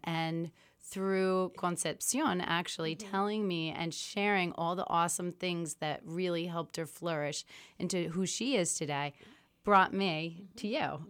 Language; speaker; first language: English; early bilingual, other home language; French